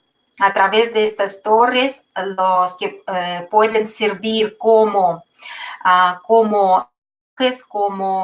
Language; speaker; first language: Spanish; non-native, fluent; Russian